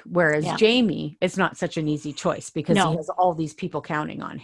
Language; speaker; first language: English; native; English